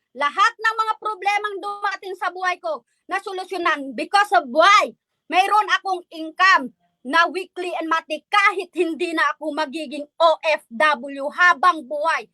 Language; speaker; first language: Filipino; non-native, local second language; Waray